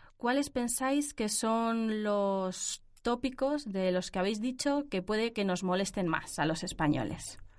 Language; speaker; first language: Spanish; native; Spanish